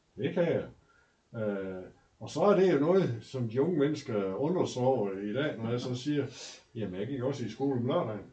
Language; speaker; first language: Danish; native; Danish